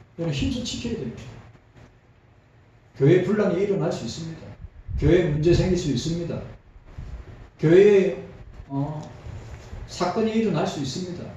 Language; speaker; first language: Korean; native; Korean